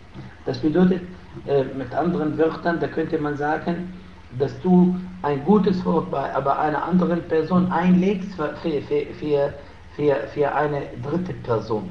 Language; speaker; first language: German; non-native, fluent; Arabic